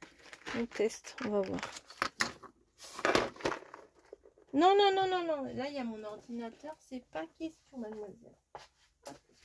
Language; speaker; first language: French; native; French